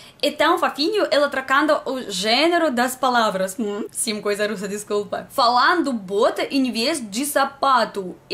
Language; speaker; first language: Portuguese; non-native, learner; Russian